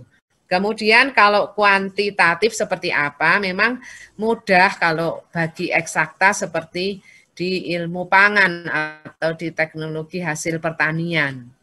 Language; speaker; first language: Indonesian; native; Indonesian